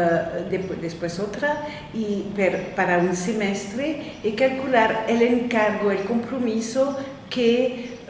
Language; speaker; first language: Spanish; non-native, fluent; French